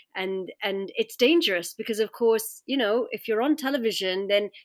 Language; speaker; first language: English; native; English